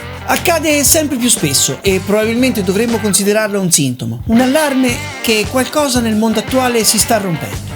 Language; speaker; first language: Italian; native; Italian